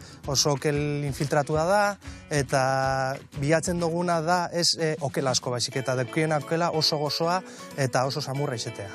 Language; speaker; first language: Basque; native; Basque